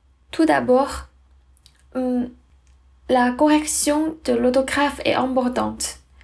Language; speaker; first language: French; non-native, fluent; Chinese